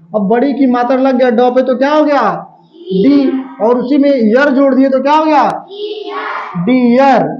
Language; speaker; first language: Hindi; native; Hindi